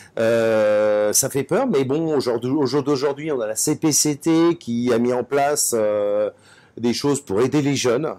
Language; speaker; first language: French; native; French